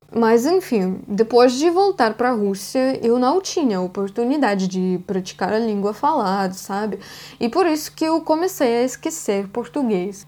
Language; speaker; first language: Portuguese; non-native, fluent; Russian